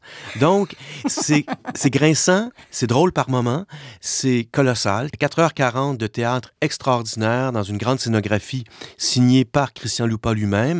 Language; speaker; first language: French; native; French